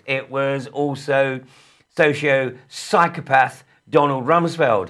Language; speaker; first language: English; native; English